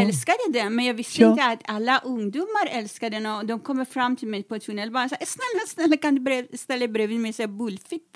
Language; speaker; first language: Swedish; non-native, fluent; Persian